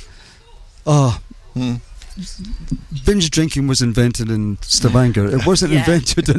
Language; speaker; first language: English; native; English